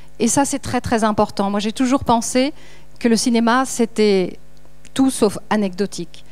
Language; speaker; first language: French; native; French